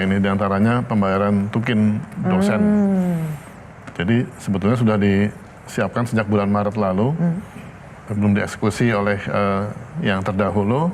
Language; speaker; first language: Indonesian; native; Indonesian